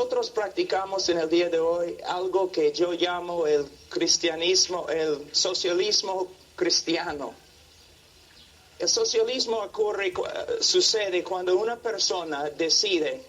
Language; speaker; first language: Spanish; non-native, fluent; English